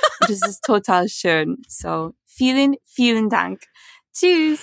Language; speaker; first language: German; non-native, fluent; English